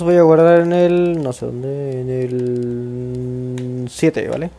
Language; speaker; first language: Spanish; native; Spanish